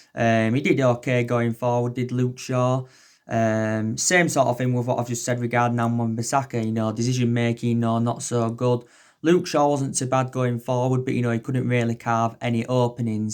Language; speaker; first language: English; native; English